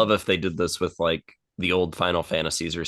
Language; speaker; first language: English; native; English